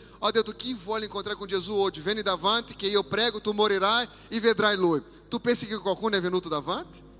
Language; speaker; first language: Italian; non-native, fluent; Portuguese